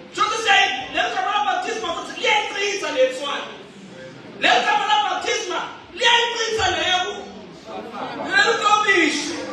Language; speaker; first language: Zulu; non-native, local second language; Swati